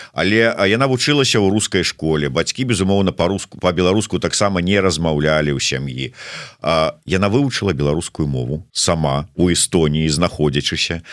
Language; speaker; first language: Belarusian; non-native, local second language; Russian